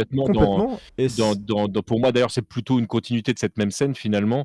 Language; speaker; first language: French; native; French